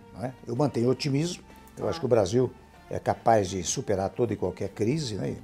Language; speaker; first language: Portuguese; early bilingual, other home language; Arabic